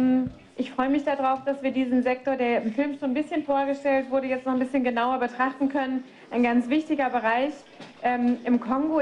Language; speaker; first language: German; native; German